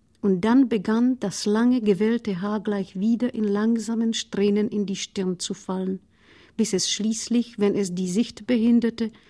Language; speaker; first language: German; non-native, fluent; Czech